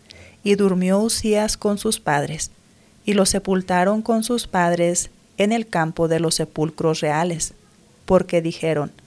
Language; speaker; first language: Spanish; native; Spanish